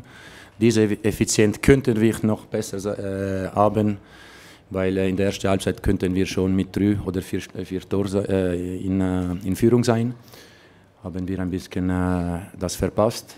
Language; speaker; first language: German; non-native, local second language; Italian